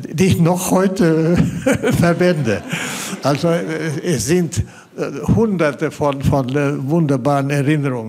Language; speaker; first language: German; non-native, fluent; Swedish